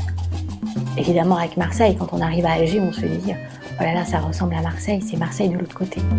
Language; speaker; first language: French; native; French